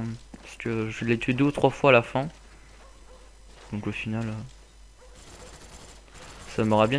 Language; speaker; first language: French; native; French